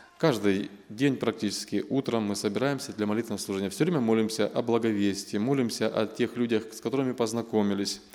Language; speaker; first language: Russian; non-native, local second language; Armenian